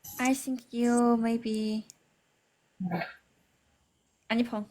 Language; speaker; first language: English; non-native, learner; Chinese